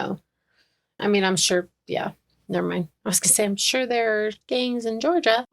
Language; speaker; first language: English; native; English